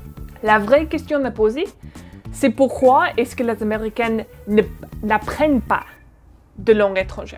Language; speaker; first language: French; non-native, fluent; English